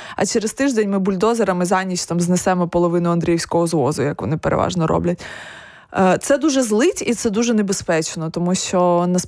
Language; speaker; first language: Ukrainian; native; Ukrainian